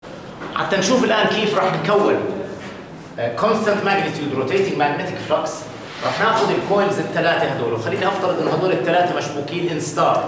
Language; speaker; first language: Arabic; native; Arabic